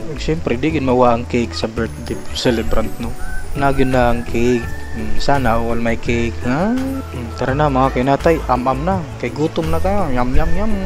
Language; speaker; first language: Cebuano; native; Cebuano